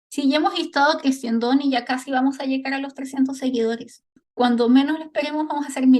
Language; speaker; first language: Spanish; native; Spanish